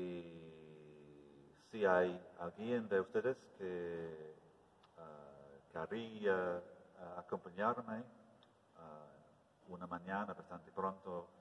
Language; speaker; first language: Spanish; non-native, learner; English